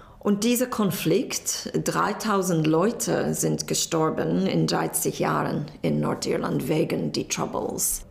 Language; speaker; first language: German; non-native, learner; English